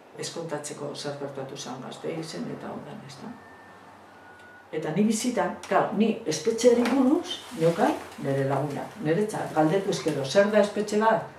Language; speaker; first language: Basque; non-native, local second language; Spanish